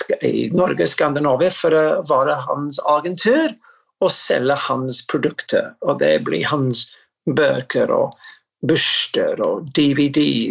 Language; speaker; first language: Norwegian; non-native, fluent; English